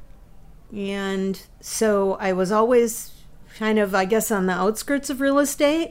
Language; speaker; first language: English; native; English